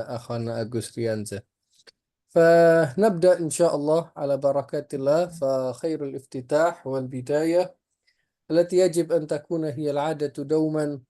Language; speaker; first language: Arabic; non-native, fluent; Indonesian